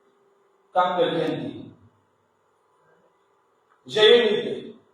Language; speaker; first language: French; non-native, local second language; Comorian